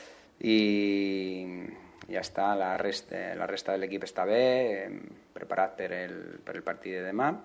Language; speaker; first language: Catalan; non-native, local second language; Spanish